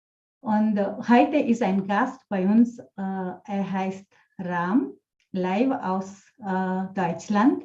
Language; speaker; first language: German; non-native, fluent; Telugu